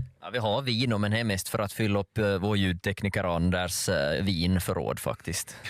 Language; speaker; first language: Swedish; native; Swedish